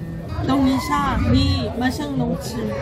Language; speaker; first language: Chinese; non-native, learner; Korean